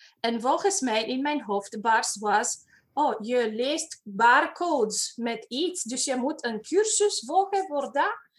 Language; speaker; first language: Dutch; non-native, fluent; Romanian